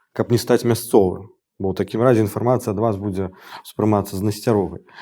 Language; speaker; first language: Belarusian; non-native, local second language; Russian